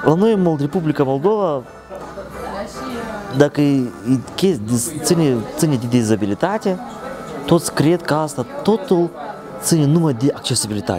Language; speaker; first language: Romanian; non-native, local second language; Russian